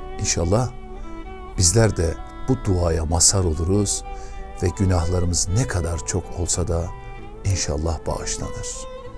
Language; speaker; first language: Turkish; native; Turkish